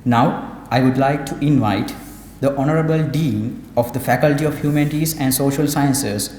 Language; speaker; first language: English; non-native, local second language; Sinhala